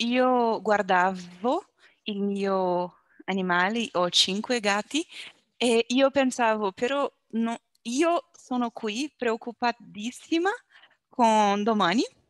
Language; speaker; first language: Italian; non-native, learner; Portuguese